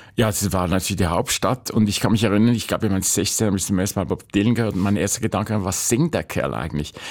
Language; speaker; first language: German; native; German